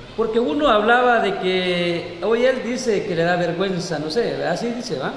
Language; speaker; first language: Spanish; native; Spanish